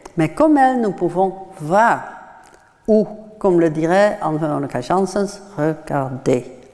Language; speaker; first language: French; non-native, fluent; Dutch